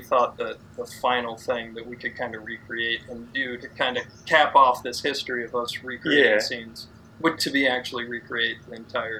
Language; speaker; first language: English; native; English